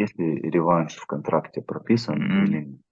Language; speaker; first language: Russian; native; Russian